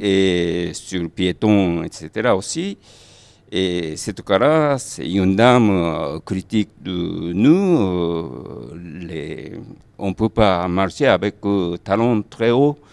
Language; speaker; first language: French; non-native, fluent; Japanese